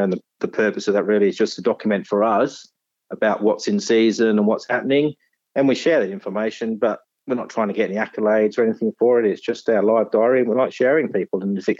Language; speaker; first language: English; native; English